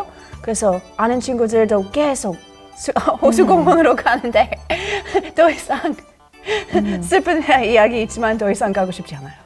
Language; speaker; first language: Korean; non-native, learner; English